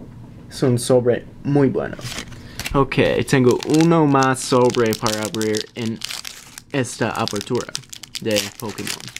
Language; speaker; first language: Spanish; non-native, learner; English